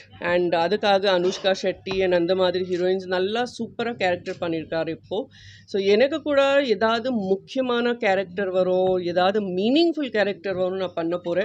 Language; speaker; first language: Tamil; non-native, fluent; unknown